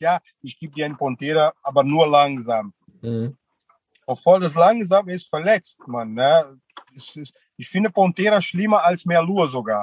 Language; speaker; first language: German; non-native, fluent; Portuguese